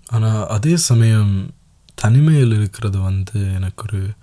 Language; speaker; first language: Tamil; early bilingual, heritage; Tamil